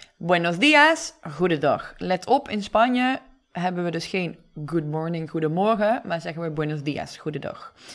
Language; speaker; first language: Dutch; native; Dutch